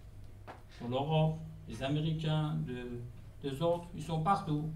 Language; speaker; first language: French; non-native, fluent; Persian